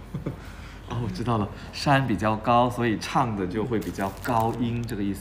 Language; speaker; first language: Chinese; non-native, fluent; Thai